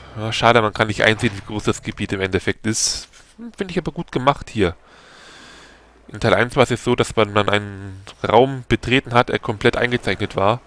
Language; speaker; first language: German; native; German